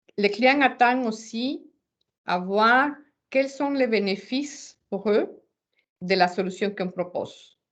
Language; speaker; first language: French; non-native, fluent; Spanish